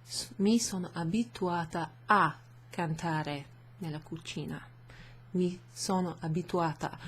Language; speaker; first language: Italian; non-native, fluent; English